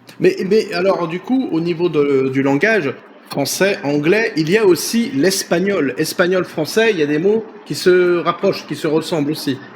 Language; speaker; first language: French; native; French